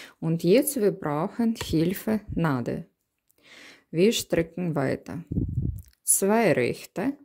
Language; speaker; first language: German; non-native, learner; Russian